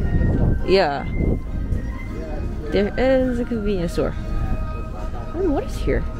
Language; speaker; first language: English; non-native, learner; Korean